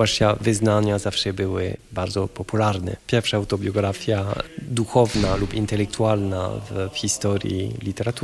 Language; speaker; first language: Polish; non-native, fluent; French